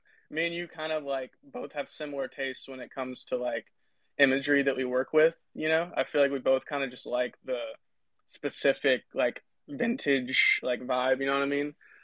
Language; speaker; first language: English; native; English